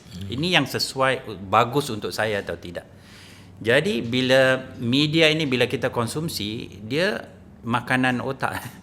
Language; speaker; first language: Malay; native; Malay